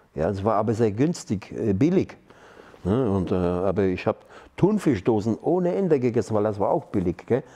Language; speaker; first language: German; non-native, fluent; Polish